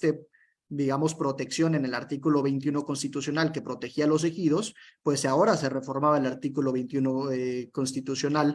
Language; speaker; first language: Spanish; native; Spanish